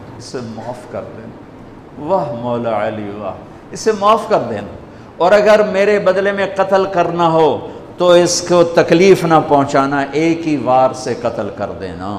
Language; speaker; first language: Urdu; non-native, local second language; Punjabi